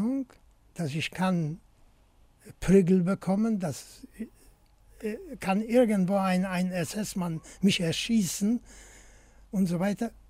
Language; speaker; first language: German; non-native, fluent; Polish